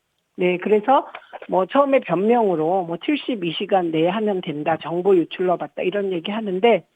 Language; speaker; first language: Korean; native; Korean